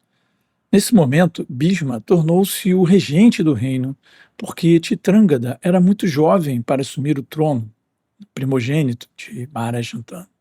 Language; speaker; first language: Portuguese; native; Portuguese